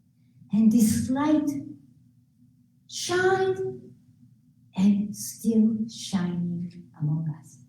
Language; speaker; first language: English; non-native, fluent; Japanese